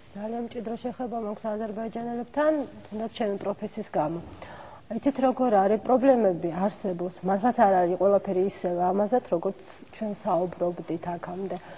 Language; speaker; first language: Georgian; non-native, local second language; Azerbaijani